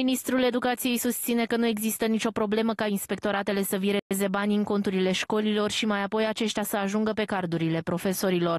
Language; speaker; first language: Romanian; native; Romanian